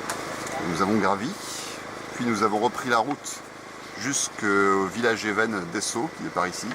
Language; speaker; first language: French; native; French